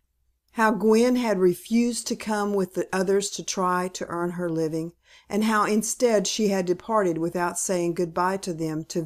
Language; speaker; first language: English; native; English